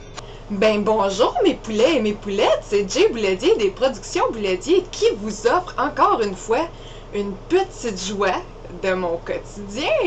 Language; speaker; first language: French; native; French